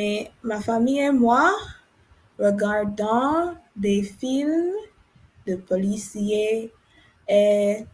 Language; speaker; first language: French; non-native, learner; English